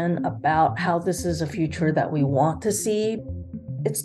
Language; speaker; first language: English; early bilingual, other home language; Chinese